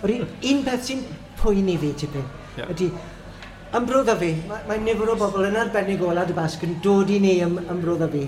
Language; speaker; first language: Welsh; non-native, fluent; English